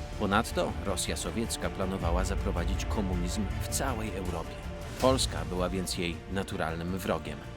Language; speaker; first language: Polish; native; Polish